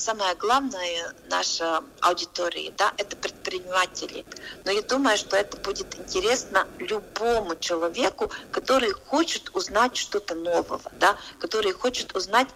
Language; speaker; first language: Russian; non-native, local second language; Latvian